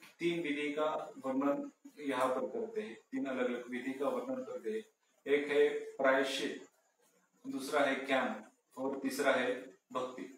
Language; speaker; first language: Hindi; non-native, local second language; Marathi